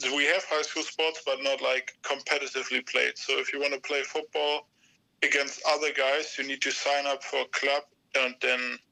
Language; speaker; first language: English; non-native, fluent; German